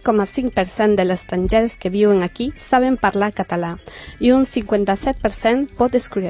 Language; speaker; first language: Catalan; non-native, learner; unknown